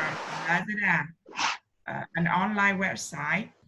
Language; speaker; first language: English; non-native, learner; Vietnamese